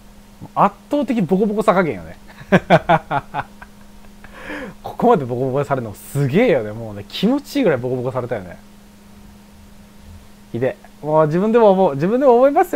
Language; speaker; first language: Japanese; native; Japanese